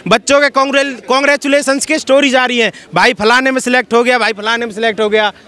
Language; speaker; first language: Hindi; native; Hindi